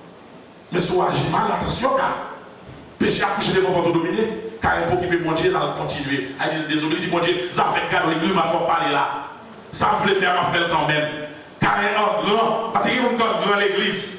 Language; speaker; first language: French; non-native, local second language; Haitian Creole